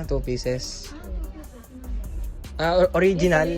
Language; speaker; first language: English; non-native, local second language; Filipino